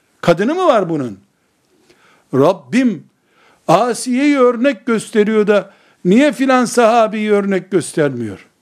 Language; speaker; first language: Turkish; native; Turkish